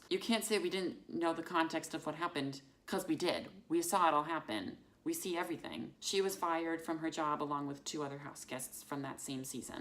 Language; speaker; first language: English; native; English